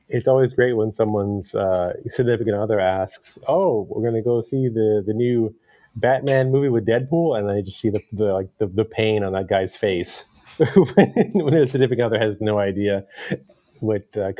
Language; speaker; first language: English; native; English